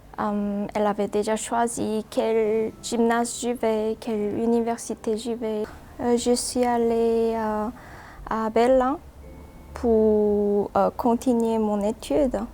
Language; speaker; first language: French; non-native, learner; Korean